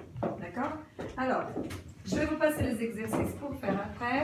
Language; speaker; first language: French; non-native, fluent; Portuguese